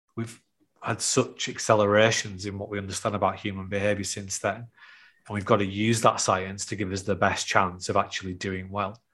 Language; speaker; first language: English; native; English